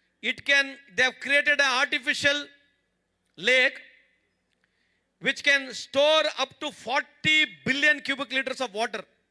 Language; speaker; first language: English; non-native, local second language; Kannada